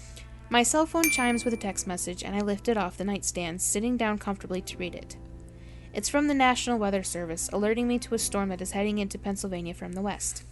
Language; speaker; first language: English; native; English